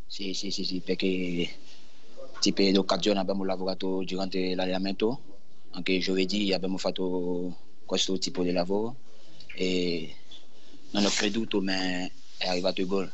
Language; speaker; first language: Italian; non-native, learner; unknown